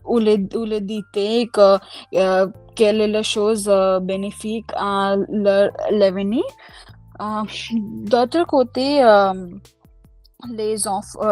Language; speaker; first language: French; non-native, learner; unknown